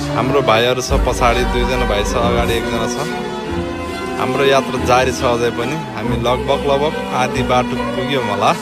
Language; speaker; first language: Nepali; native; Nepali